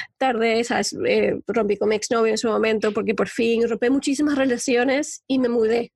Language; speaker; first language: Spanish; native; Spanish